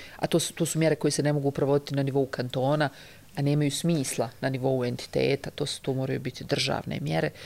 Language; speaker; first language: Croatian; native; Croatian